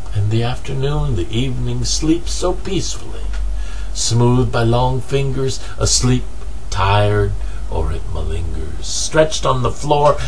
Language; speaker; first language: English; native; English